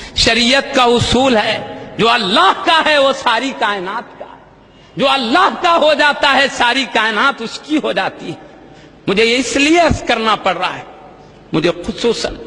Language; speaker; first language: Urdu; native; Urdu